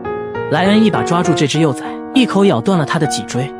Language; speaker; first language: Chinese; native; Chinese